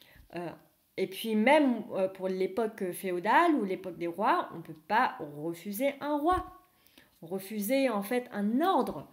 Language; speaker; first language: French; early bilingual, other home language; Vietnamese